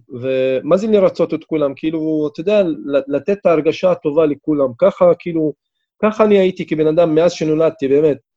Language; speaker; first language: Hebrew; non-native, local second language; Arabic